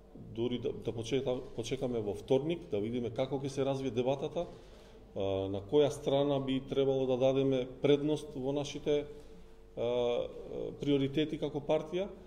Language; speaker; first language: Macedonian; non-native, local second language; Albanian